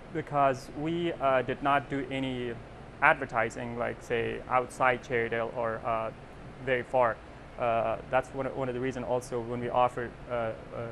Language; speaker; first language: English; non-native, local second language; Persian